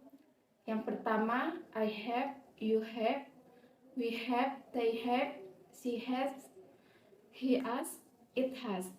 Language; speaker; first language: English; non-native, learner; Indonesian